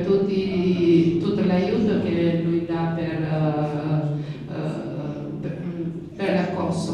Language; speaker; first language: Italian; non-native, learner; Albanian